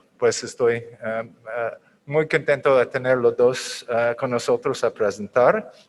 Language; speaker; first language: Spanish; non-native, fluent; English